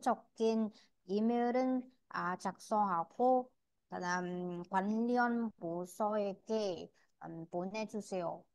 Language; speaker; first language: Korean; non-native, learner; Vietnamese